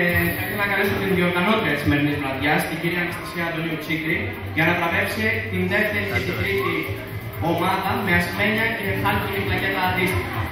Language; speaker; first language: Greek; native; Greek